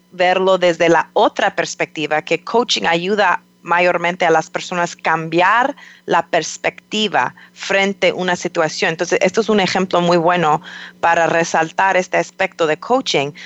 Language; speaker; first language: Spanish; non-native, fluent; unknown